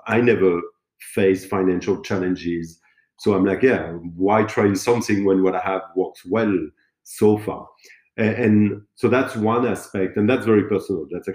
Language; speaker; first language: English; non-native, fluent; French